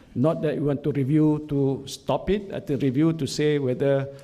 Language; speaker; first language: English; non-native, local second language; Malay